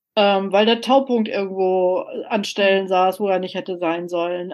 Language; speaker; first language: German; native; German